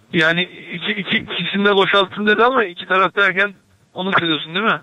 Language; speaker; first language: Turkish; native; Turkish